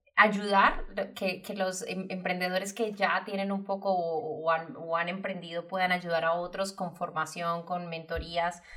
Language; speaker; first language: Spanish; native; Spanish